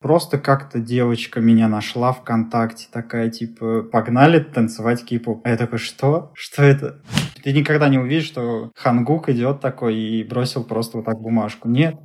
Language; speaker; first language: Russian; native; Russian